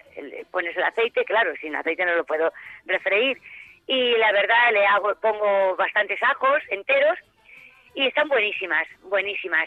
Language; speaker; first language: Spanish; native; Spanish